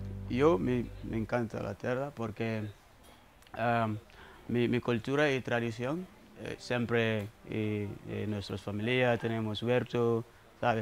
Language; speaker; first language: Spanish; non-native, learner; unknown